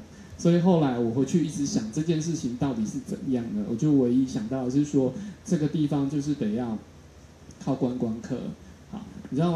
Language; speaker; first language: Chinese; native; Chinese